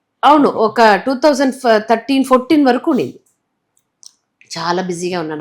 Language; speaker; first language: Telugu; non-native, local second language; Tamil